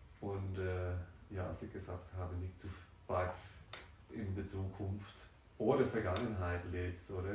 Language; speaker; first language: German; non-native, fluent; French